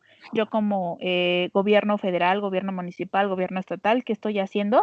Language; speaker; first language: Spanish; native; Spanish